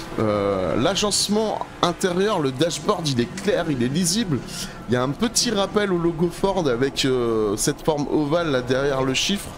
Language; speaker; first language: French; native; French